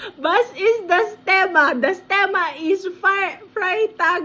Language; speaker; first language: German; non-native, learner; Filipino